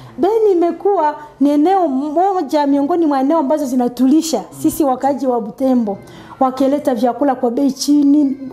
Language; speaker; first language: Swahili; non-native, local second language; Nande